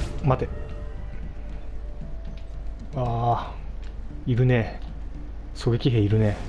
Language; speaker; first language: Japanese; native; Japanese